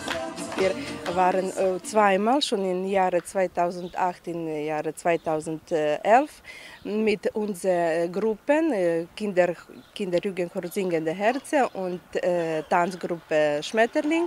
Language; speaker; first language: German; non-native, learner; Ukrainian